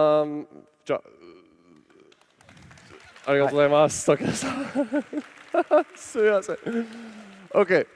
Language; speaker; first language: Japanese; non-native, local second language; English